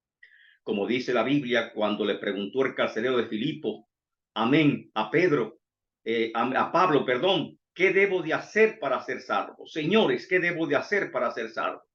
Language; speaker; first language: Spanish; native; Spanish